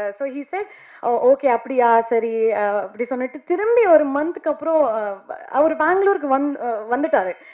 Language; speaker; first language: Tamil; non-native, learner; Kannada